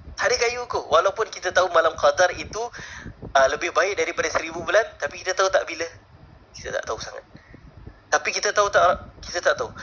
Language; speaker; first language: Malay; native; Malay